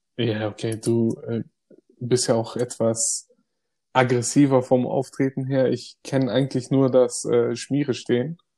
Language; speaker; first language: German; early bilingual, other home language; Greek